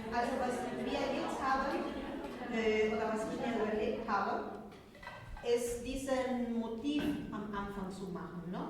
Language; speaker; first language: German; non-native, fluent; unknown